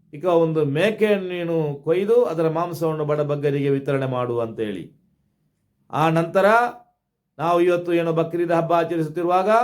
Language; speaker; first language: Kannada; non-native, local second language; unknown